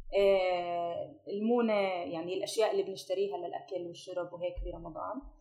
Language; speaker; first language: Arabic; native; Arabic